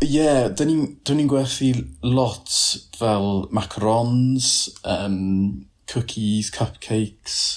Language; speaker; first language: Welsh; non-native, learner; English